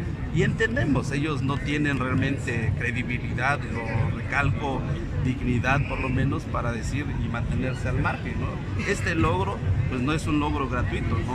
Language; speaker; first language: Spanish; native; Spanish